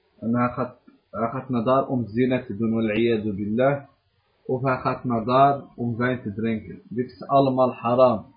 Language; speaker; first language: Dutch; early bilingual, other home language; Arabic